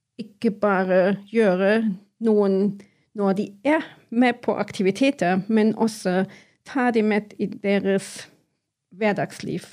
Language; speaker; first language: Norwegian; non-native, fluent; German